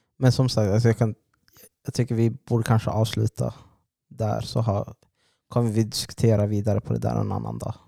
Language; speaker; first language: Swedish; native; Swedish